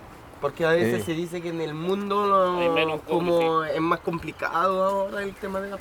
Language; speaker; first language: Spanish; non-native, fluent; French